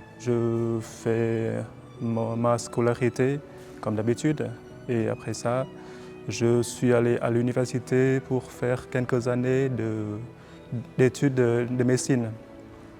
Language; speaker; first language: French; non-native, fluent; Vietnamese